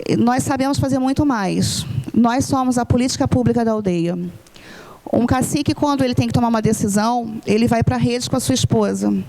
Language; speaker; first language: Portuguese; non-native, fluent; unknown